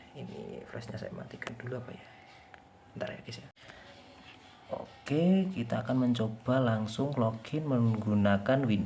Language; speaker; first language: Indonesian; native; Indonesian